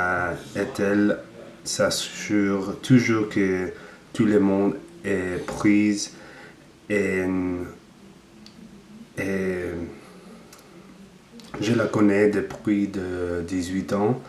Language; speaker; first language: French; non-native, learner; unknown